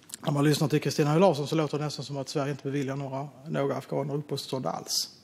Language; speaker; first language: Swedish; native; Swedish